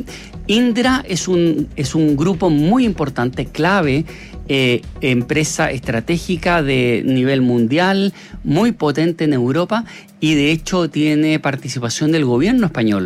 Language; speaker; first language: Spanish; native; Spanish